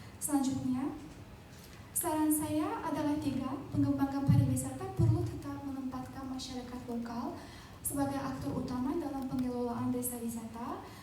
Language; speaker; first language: Indonesian; non-native, fluent; Azerbaijani